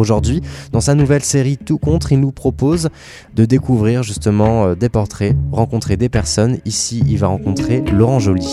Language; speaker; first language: French; native; French